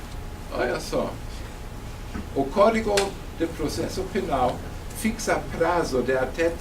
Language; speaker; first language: Portuguese; non-native, fluent; German